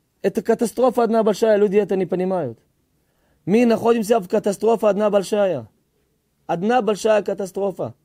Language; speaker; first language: Russian; early bilingual, heritage; Hebrew